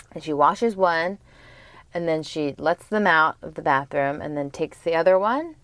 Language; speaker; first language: English; early bilingual, other home language; Korean